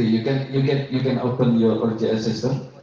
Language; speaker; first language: English; non-native, learner; Indonesian